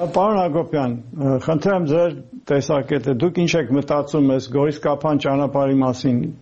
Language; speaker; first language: Armenian; native; Armenian